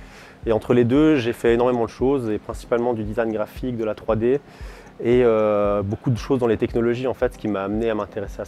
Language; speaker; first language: French; native; French